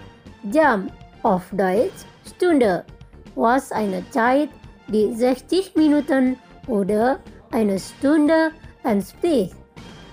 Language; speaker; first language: German; non-native, fluent; Indonesian